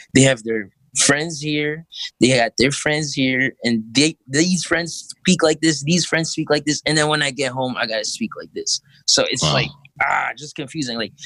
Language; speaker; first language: English; early bilingual, other home language; Filipino